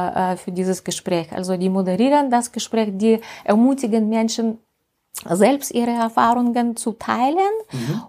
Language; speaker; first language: German; non-native, fluent; Russian